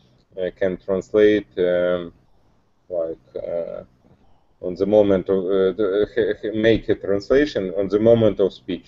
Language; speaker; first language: English; non-native, learner; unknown